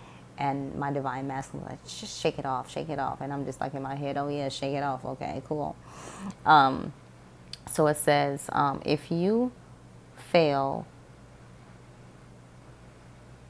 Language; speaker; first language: English; native; English